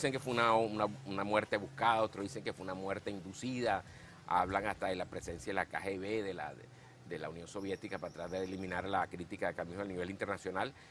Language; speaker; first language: Spanish; native; Spanish